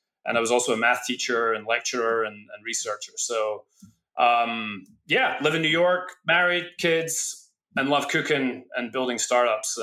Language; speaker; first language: English; native; English